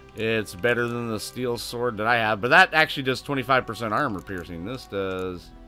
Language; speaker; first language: English; native; English